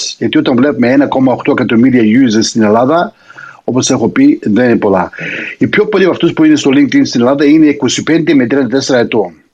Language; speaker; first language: Greek; early bilingual, heritage; Greek